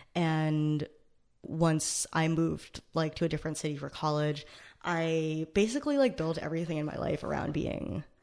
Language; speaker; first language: English; native; English